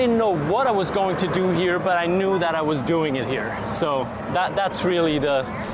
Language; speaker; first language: English; non-native, fluent; Swiss German